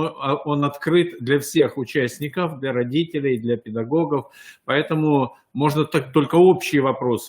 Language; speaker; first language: Russian; native; Russian